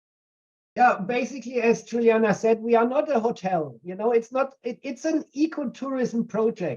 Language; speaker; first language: English; non-native, fluent; German